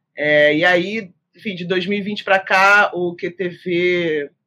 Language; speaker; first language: Portuguese; native; Portuguese